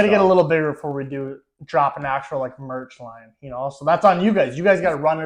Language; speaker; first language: English; native; English